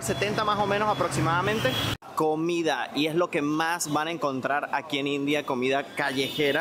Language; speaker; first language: Spanish; native; Spanish